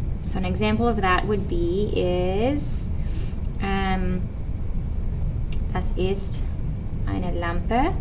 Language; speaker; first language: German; non-native, fluent; English